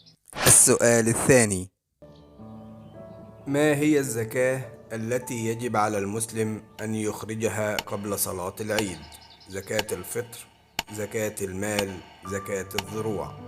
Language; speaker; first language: Arabic; native; Arabic